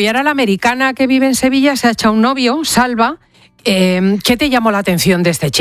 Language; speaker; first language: Spanish; native; Spanish